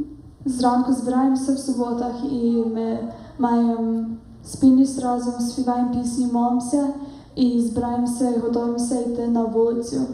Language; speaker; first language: Ukrainian; early bilingual, heritage; Ukrainian